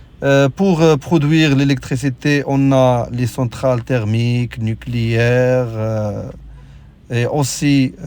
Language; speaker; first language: French; non-native, local second language; Arabic